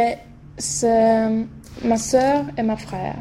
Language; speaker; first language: French; non-native, learner; Swedish